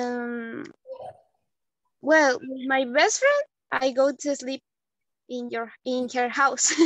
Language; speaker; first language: English; non-native, learner; Spanish